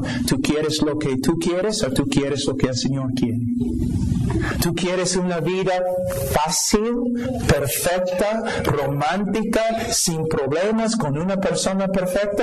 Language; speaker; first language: Spanish; non-native, fluent; English